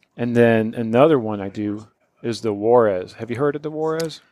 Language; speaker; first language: English; early bilingual, other home language; Polish